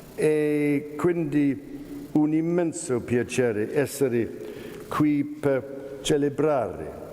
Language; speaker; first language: Italian; non-native, learner; English